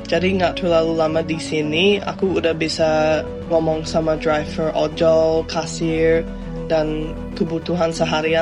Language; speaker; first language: Indonesian; non-native, fluent; English